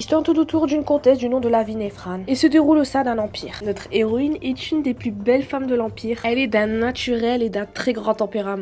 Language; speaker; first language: French; native; French